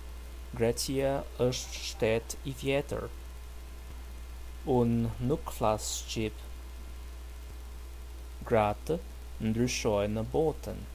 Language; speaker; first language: Albanian; non-native, learner; English